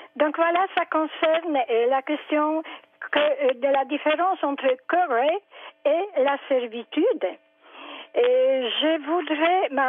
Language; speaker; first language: French; non-native, fluent; Polish